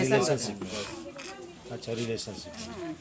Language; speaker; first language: Hindi; native; Hindi